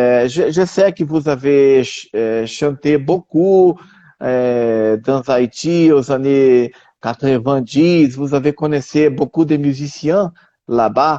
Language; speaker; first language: French; non-native, learner; Portuguese